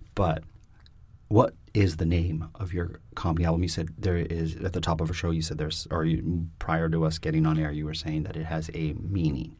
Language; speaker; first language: English; native; English